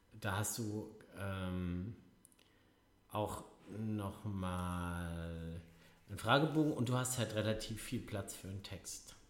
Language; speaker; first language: German; native; German